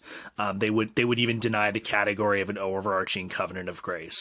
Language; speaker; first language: English; native; English